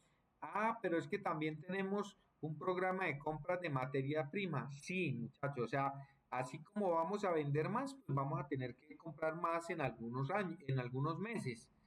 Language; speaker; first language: Spanish; native; Spanish